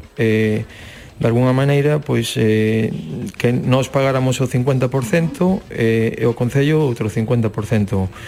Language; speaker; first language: Galician; non-native, local second language; Spanish